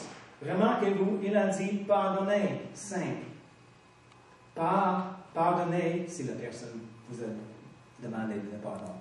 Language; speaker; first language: French; non-native, fluent; English